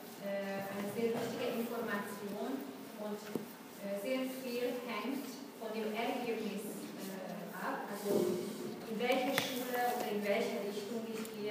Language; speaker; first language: German; non-native, fluent; Hungarian